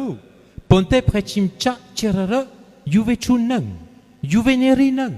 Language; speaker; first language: Khmer; non-native, fluent; French